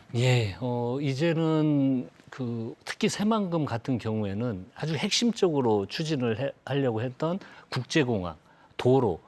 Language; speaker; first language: Korean; native; Korean